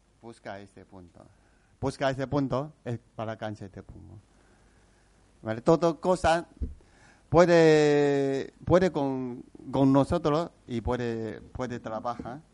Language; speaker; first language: Spanish; non-native, learner; Chinese